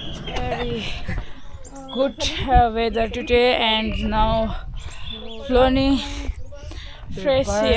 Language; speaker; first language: English; non-native, learner; Tibetan